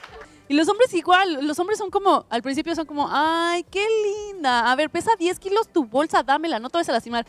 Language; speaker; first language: Spanish; native; Spanish